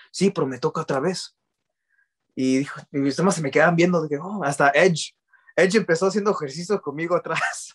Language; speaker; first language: Spanish; early bilingual, heritage; Spanish